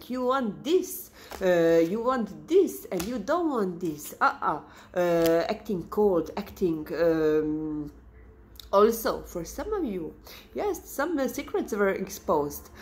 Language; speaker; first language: English; non-native, fluent; Serbian